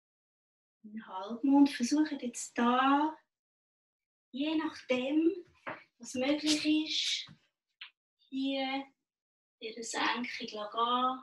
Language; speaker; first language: German; native; German